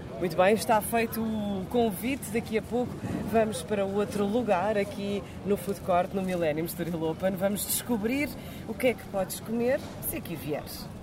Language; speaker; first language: Portuguese; native; Portuguese